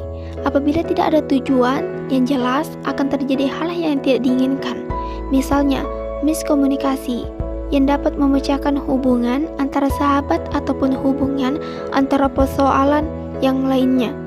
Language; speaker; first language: Indonesian; native; Indonesian